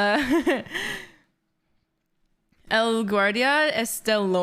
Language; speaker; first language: Spanish; non-native, learner; English